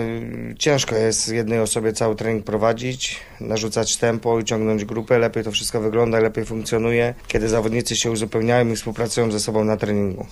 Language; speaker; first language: Polish; native; Polish